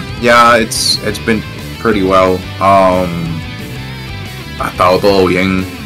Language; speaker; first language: English; non-native, local second language; Spanish